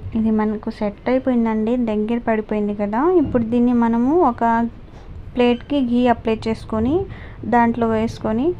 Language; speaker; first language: Telugu; non-native, local second language; Urdu